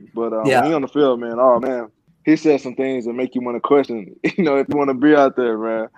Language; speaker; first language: English; native; English